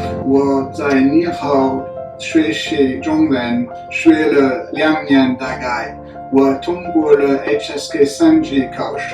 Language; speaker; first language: Chinese; non-native, learner; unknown